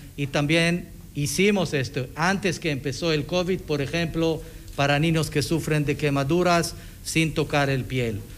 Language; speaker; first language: Spanish; non-native, fluent; Hebrew